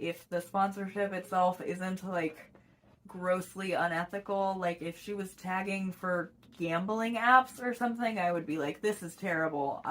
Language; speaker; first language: English; native; English